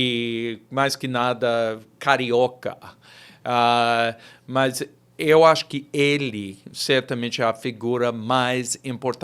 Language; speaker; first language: Portuguese; non-native, fluent; English